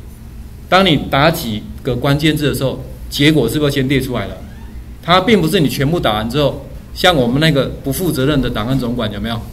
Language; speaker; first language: Chinese; native; Chinese